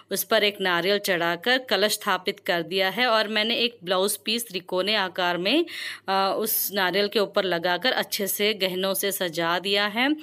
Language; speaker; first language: Hindi; non-native, local second language; Telugu